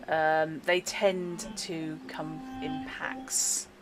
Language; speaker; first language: English; native; English